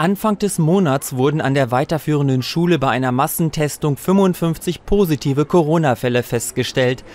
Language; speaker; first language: German; native; German